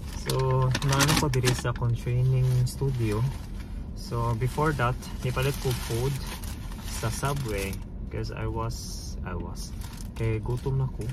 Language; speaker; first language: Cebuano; non-native, local second language; Filipino